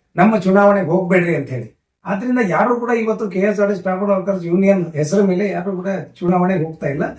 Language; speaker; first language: Kannada; native; Kannada